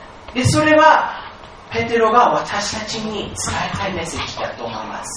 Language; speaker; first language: Japanese; non-native, fluent; English